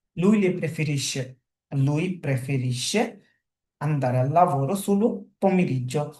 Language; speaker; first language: Italian; non-native, fluent; Bangla